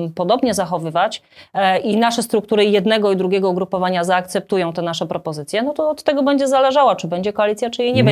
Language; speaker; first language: Polish; native; Polish